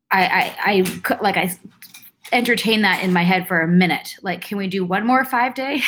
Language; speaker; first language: English; native; English